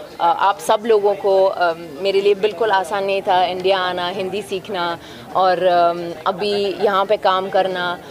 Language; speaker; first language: Hindi; non-native, fluent; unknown